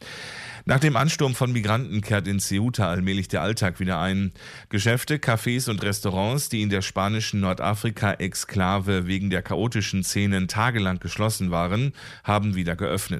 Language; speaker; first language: German; native; German